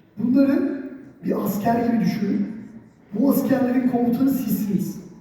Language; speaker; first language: Turkish; native; Turkish